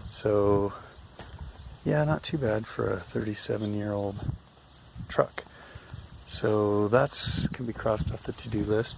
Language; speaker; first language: English; native; English